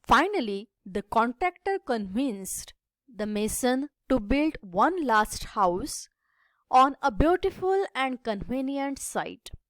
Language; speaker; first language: English; non-native, local second language; Marathi